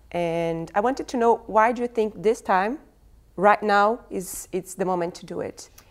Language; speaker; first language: English; non-native, fluent; Portuguese